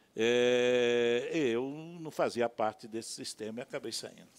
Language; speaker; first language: Portuguese; native; Portuguese